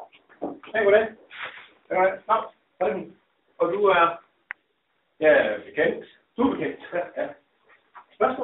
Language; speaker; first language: Danish; native; Danish